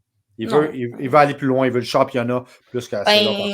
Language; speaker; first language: French; native; French